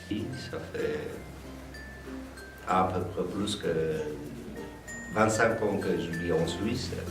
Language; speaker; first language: French; non-native, fluent; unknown